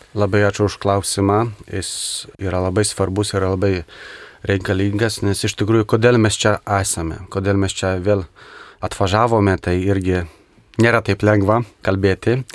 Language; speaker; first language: Lithuanian; non-native, local second language; Polish